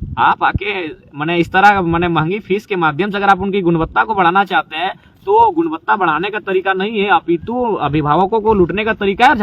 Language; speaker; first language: Hindi; non-native, local second language; Magahi